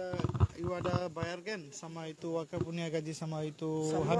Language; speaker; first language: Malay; non-native, fluent; Bangla